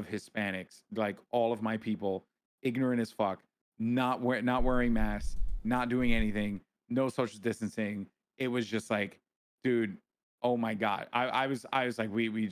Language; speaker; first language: English; native; English